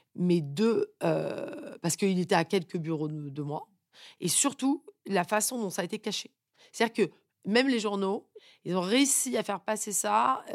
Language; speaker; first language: French; native; French